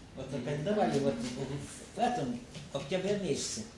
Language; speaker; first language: Russian; non-native, local second language; Ukrainian